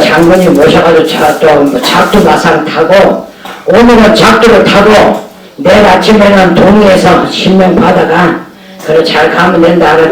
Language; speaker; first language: Korean; native; Korean